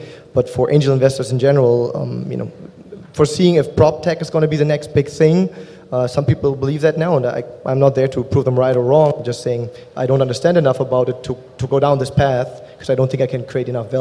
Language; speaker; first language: English; non-native, fluent; German